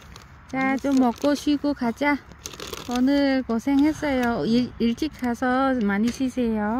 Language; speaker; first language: Korean; non-native, learner; Vietnamese